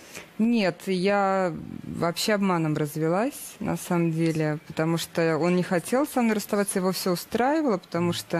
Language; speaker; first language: Russian; native; Russian